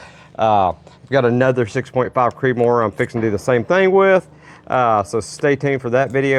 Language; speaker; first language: English; native; English